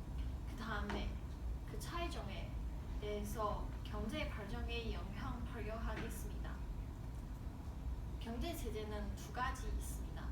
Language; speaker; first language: Korean; non-native, learner; Chinese